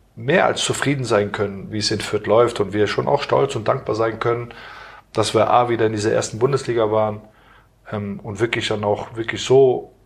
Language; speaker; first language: German; native; German